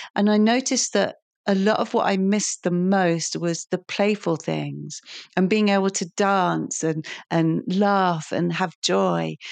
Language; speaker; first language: English; native; English